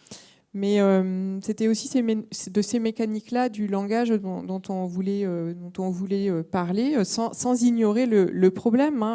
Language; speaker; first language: French; native; French